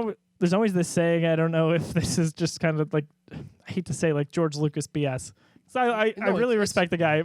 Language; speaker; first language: English; native; English